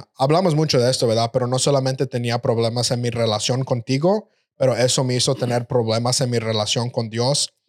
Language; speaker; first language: Spanish; early bilingual, heritage; Spanish